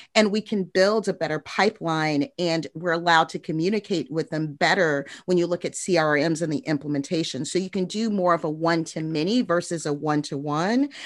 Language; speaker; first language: English; native; English